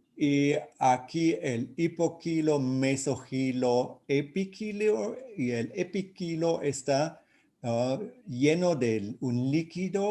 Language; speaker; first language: Spanish; non-native, fluent; German